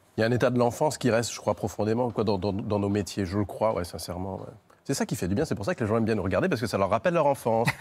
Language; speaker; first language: French; native; French